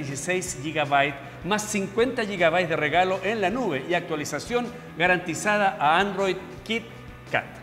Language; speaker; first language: Spanish; native; Spanish